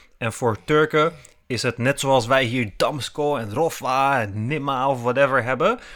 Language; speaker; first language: Dutch; early bilingual, other home language; Turkish